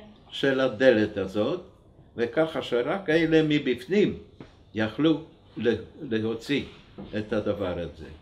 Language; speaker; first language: Hebrew; non-native, fluent; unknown